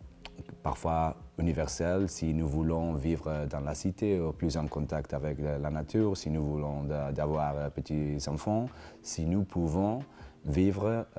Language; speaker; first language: French; non-native, learner; Spanish